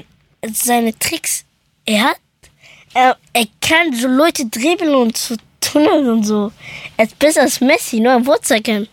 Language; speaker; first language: German; early bilingual, other home language; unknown